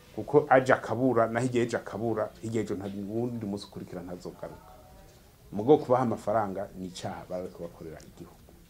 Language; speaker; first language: Rundi; native; Rundi